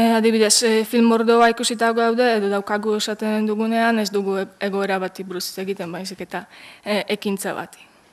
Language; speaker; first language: Basque; non-native, fluent; Polish